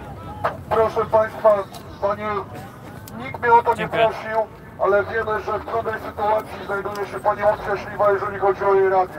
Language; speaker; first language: Polish; native; Polish